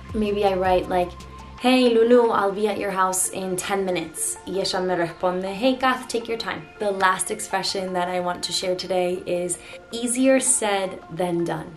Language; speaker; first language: English; native; English